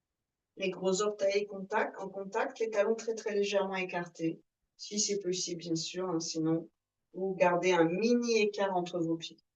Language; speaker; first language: French; native; French